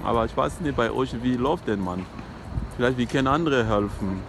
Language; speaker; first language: German; non-native, learner; Lingala